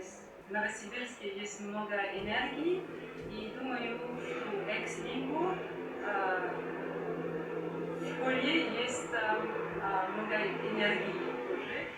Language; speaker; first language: Russian; non-native, learner; French